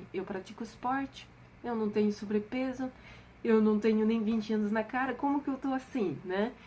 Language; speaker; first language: Portuguese; non-native, fluent; French